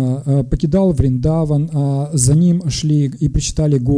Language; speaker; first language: Russian; native; Russian